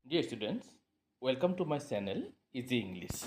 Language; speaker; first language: English; non-native, local second language; Assamese